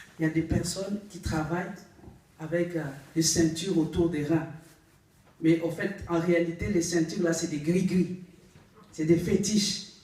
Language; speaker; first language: French; non-native, local second language; Lingala